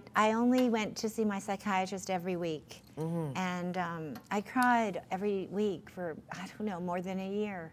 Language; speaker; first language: English; native; English